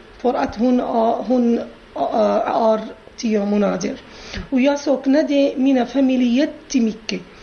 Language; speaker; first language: Swedish; non-native, learner; Arabic